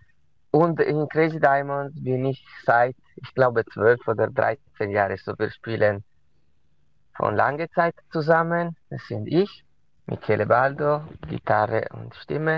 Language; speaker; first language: German; non-native, local second language; Italian